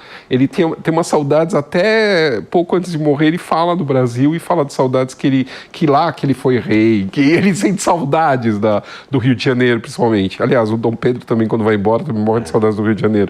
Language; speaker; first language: Portuguese; native; Portuguese